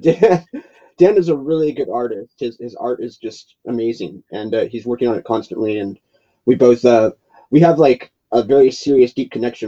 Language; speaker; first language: English; native; English